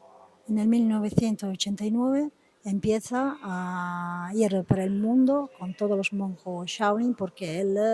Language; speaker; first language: Spanish; non-native, fluent; Italian